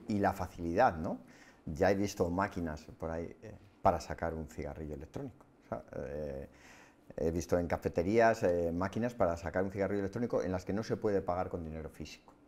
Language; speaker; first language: Spanish; native; Spanish